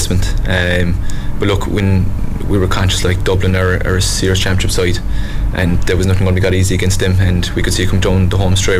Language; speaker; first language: English; native; English